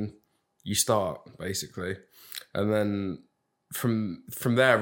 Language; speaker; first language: English; native; English